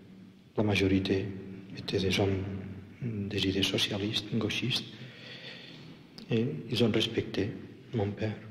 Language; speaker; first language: French; non-native, fluent; Catalan